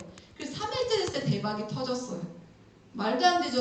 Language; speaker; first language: Korean; native; Korean